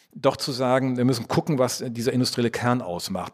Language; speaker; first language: German; native; German